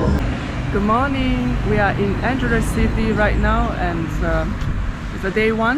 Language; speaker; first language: English; non-native, learner; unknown